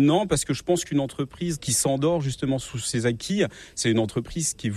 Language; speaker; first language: French; native; French